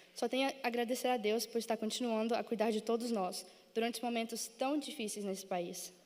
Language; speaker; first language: Portuguese; early bilingual, other home language; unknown